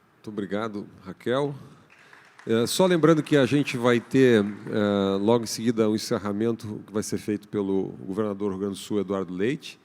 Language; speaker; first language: Portuguese; native; Portuguese